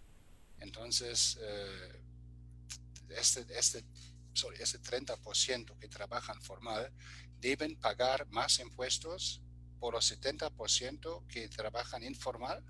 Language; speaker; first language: Spanish; non-native, fluent; German